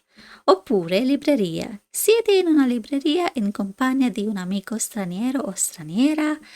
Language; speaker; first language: Italian; non-native, fluent; English